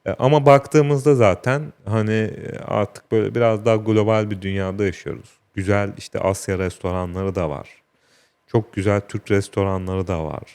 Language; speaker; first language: Turkish; native; Turkish